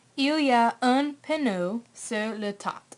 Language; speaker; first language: French; non-native, learner; English